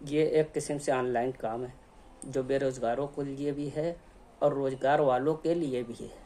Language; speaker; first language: Hindi; native; Hindi